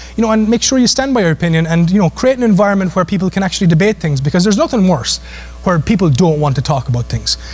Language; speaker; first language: English; native; English